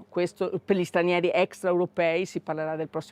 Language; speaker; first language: Italian; native; Italian